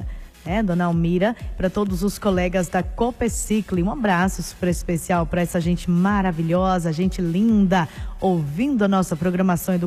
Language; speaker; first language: Portuguese; native; Portuguese